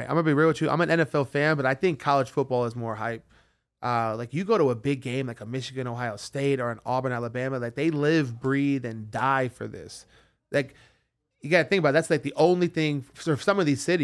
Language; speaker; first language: English; native; English